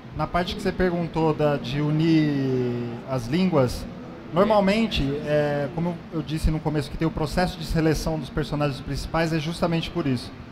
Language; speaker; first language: Portuguese; native; Portuguese